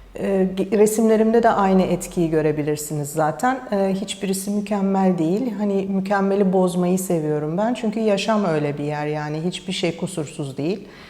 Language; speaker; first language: Turkish; early bilingual, heritage; Turkish